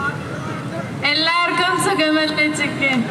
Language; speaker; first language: Malayalam; non-native, learner; Hindi